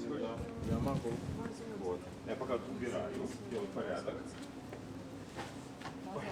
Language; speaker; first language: Russian; native; Russian